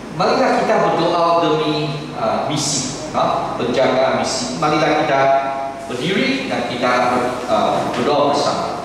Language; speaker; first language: Malay; non-native, local second language; Chinese